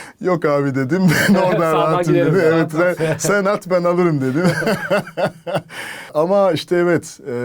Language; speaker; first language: Turkish; non-native, fluent; French